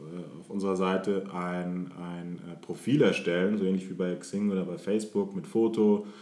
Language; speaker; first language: German; native; German